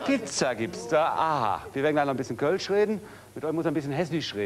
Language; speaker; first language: German; native; German